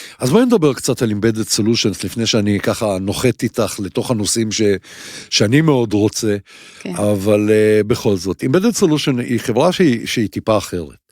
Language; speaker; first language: Hebrew; native; Hebrew